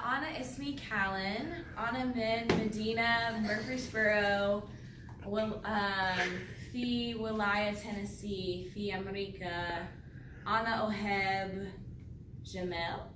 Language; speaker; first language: Arabic; non-native, learner; English